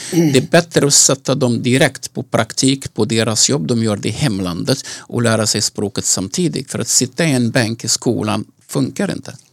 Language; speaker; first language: Swedish; non-native, fluent; Arabic